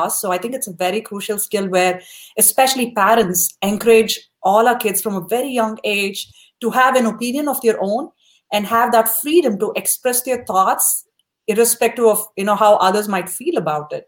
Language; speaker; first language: English; non-native, local second language; Tamil